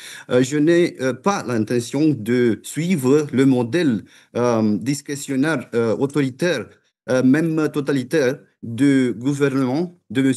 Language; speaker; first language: French; non-native, fluent; Romanian